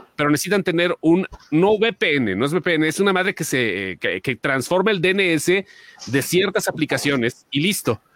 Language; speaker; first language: Spanish; native; Spanish